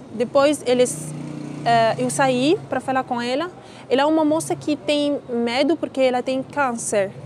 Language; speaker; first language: Portuguese; non-native, learner; Arabic